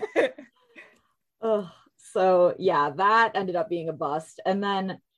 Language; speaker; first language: English; native; English